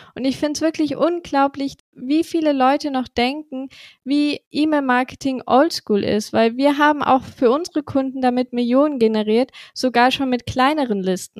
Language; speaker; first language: German; native; German